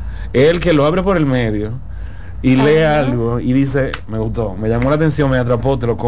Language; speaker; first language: Spanish; native; Spanish